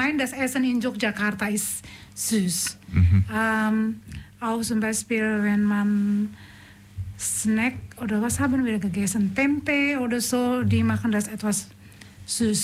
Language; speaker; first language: German; non-native, learner; Indonesian